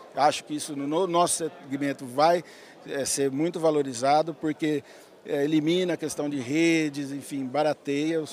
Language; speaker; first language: Portuguese; native; Portuguese